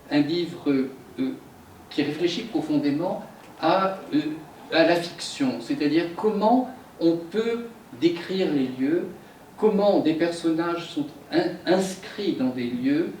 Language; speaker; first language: French; native; French